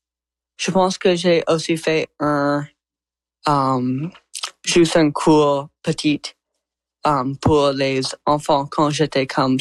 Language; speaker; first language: French; non-native, learner; English